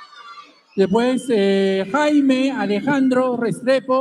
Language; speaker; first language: Spanish; non-native, fluent; Chinese